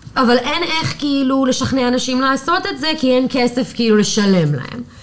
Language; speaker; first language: Hebrew; non-native, fluent; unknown